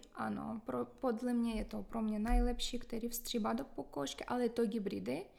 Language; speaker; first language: Czech; non-native, fluent; Russian